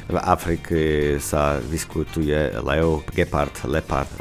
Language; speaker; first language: Slovak; non-native, learner; Portuguese